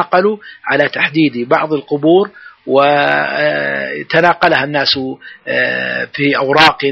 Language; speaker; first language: Arabic; native; Arabic